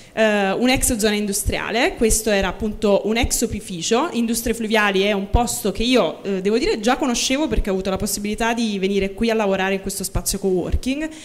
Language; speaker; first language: Italian; native; Italian